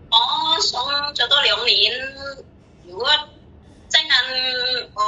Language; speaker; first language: Cantonese; non-native, learner; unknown